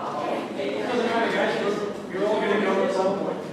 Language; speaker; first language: English; native; English